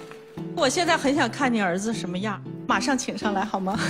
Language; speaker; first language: Chinese; native; Chinese